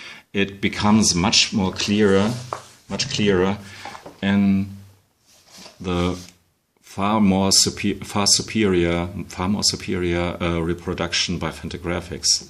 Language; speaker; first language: English; non-native, fluent; German